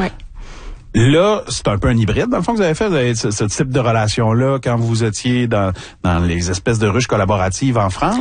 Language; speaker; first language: French; native; French